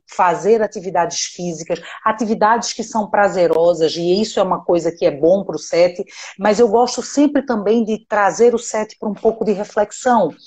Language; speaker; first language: Portuguese; native; Portuguese